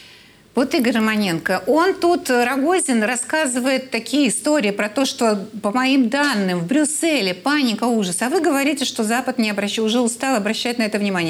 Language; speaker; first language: Russian; native; Russian